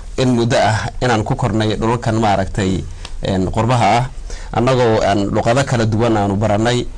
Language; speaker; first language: Somali; early bilingual, heritage; Somali